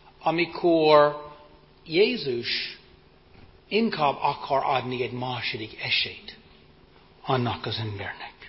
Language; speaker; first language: Hungarian; non-native, fluent; English